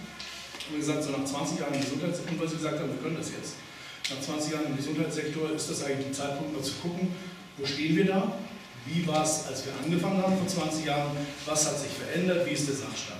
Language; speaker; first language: German; native; German